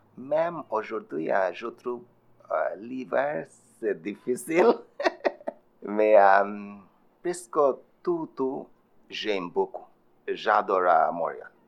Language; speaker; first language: French; non-native, learner; Bangla